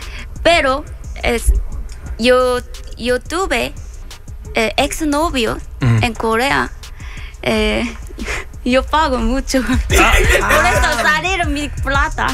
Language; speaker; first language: Spanish; non-native, learner; Korean